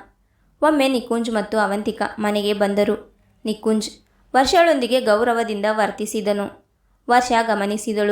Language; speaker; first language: Kannada; native; Kannada